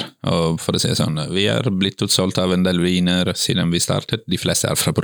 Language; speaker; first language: Norwegian; non-native, fluent; Italian